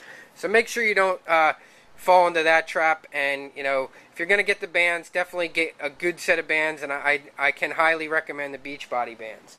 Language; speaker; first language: English; native; English